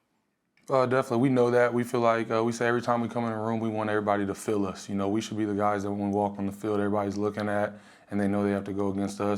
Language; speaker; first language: English; native; English